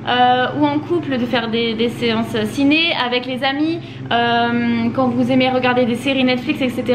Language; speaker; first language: French; native; French